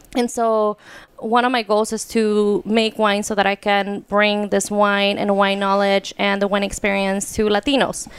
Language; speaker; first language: English; early bilingual, other home language; Spanish